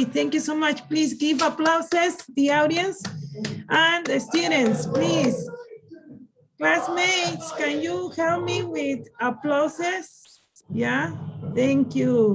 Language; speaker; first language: English; non-native, learner; Spanish